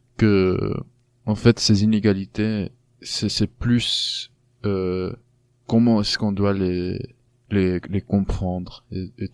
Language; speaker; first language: French; non-native, fluent; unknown